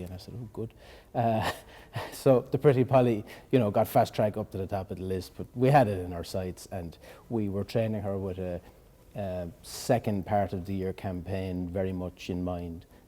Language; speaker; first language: English; native; English